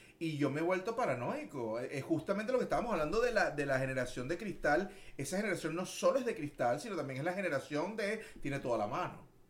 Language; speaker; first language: Spanish; native; Spanish